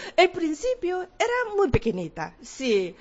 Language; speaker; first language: Spanish; non-native, learner; Korean